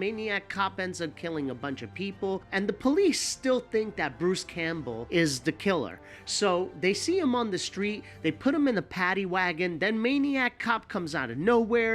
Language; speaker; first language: English; native; English